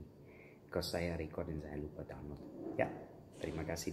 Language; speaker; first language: Indonesian; non-native, learner; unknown